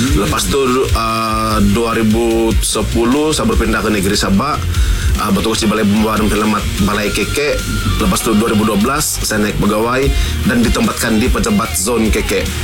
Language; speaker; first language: Malay; non-native, local second language; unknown